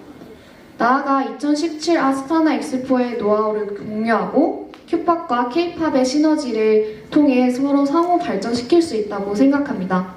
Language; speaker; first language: Korean; native; Korean